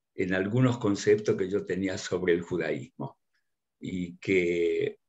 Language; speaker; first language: Spanish; early bilingual, other home language; Russian